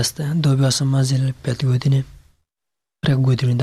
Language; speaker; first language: Serbian; non-native, learner; Pashto